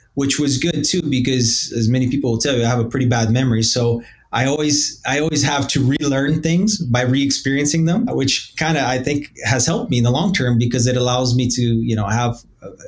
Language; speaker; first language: English; early bilingual, other home language; Portuguese